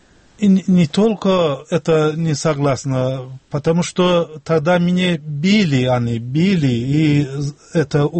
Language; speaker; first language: Russian; non-native, local second language; Turkmen